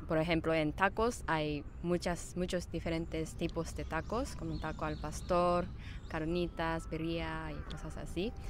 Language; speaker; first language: Spanish; non-native, fluent; Japanese